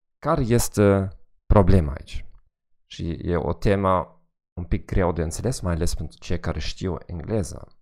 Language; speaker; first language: Romanian; non-native, fluent; German